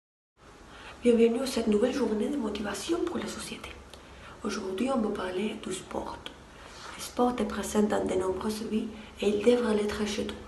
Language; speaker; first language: French; non-native, learner; Spanish